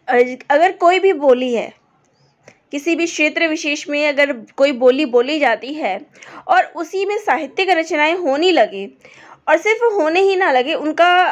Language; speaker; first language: Hindi; native; Hindi